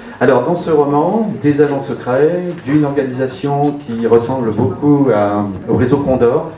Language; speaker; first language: French; non-native, learner; Portuguese